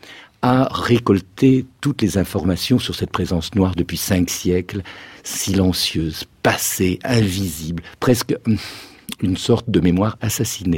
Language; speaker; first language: French; native; French